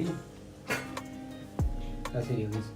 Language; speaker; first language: French; non-native, local second language; Morisyen